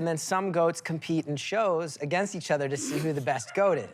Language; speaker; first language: English; native; English